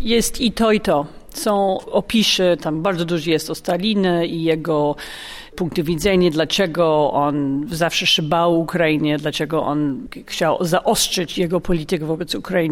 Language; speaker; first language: Polish; non-native, fluent; English